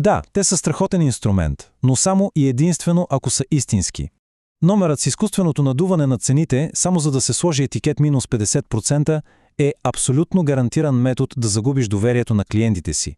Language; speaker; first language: Bulgarian; native; Bulgarian